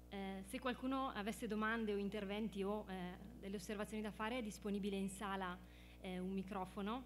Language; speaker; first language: Italian; native; Italian